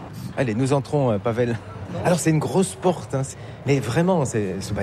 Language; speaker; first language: French; native; French